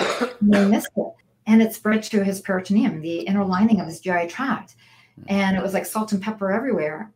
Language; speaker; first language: English; native; English